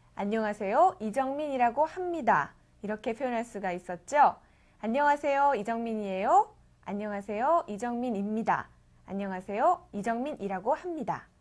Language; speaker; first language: Korean; native; Korean